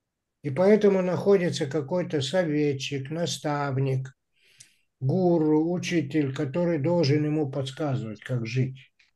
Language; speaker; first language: Russian; native; Russian